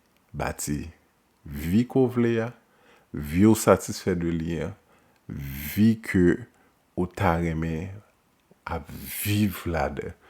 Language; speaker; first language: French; non-native, local second language; Haitian Creole